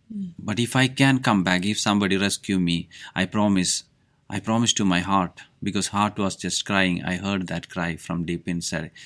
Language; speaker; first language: English; non-native, local second language; Malayalam